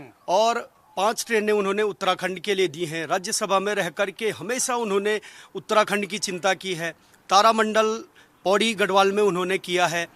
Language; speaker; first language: Hindi; native; Hindi